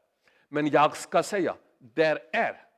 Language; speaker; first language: Swedish; non-native, learner; Urdu